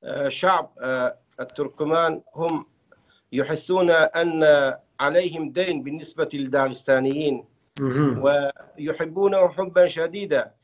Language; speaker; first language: Arabic; non-native, fluent; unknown